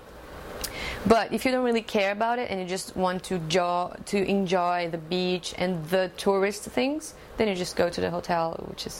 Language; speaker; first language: English; non-native, fluent; Portuguese